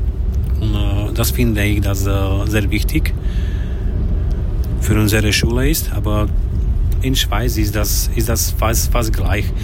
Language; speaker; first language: German; non-native, learner; Slovak